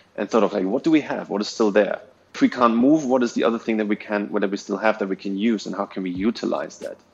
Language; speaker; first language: English; non-native, fluent; German